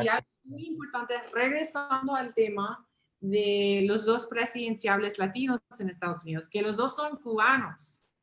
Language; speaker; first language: Spanish; early bilingual, heritage; English